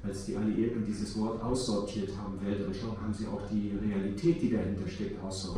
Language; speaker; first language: German; native; German